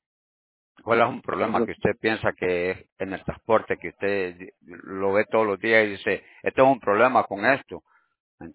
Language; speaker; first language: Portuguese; non-native, learner; Spanish